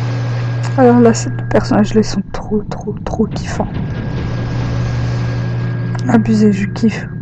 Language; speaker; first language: French; native; French